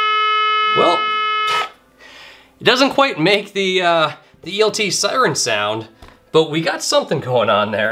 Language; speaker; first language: English; native; English